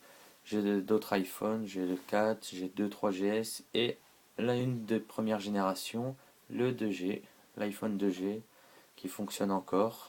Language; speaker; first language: French; native; French